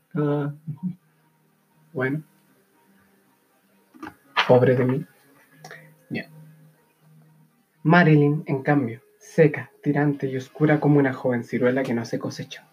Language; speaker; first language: Spanish; native; Spanish